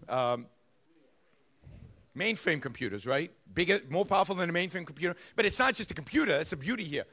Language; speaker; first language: English; non-native, fluent; Hebrew